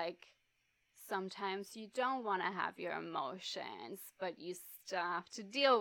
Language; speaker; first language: English; non-native, fluent; Russian